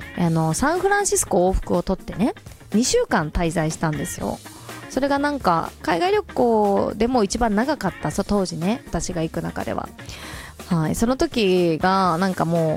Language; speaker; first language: Japanese; native; Japanese